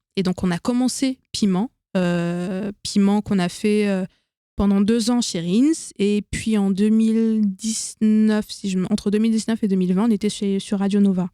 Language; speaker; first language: French; native; French